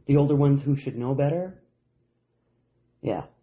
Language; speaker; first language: English; native; English